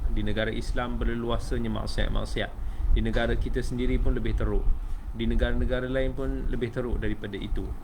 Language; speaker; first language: Malay; native; Malay